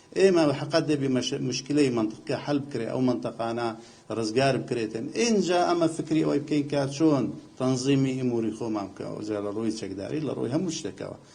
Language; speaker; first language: Central Kurdish; non-native, local second language; Assyrian Neo-Aramaic